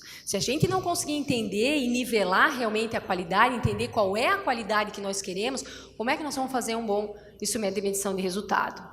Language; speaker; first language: Portuguese; native; Portuguese